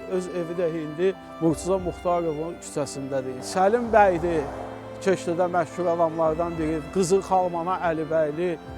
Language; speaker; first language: Azerbaijani; native; Azerbaijani